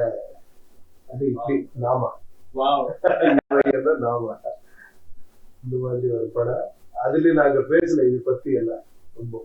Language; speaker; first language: Tamil; non-native, learner; Kannada